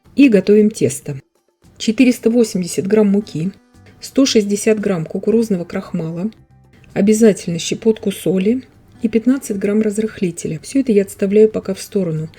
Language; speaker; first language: Russian; native; Russian